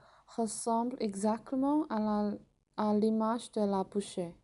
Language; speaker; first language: French; non-native, learner; Chinese